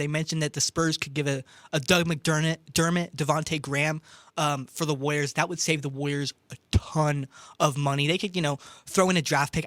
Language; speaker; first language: English; native; English